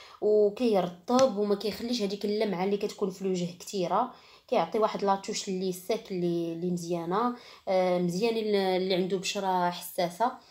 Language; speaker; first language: Arabic; native; Arabic